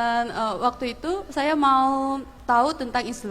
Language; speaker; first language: Indonesian; non-native, fluent; Korean